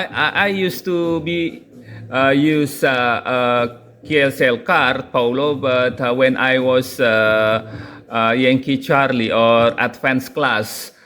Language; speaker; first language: English; non-native, local second language; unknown